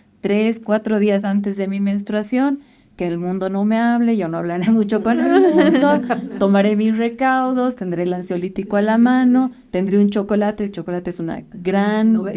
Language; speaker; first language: Spanish; native; Spanish